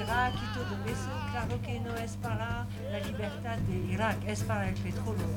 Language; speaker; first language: Spanish; non-native, learner; French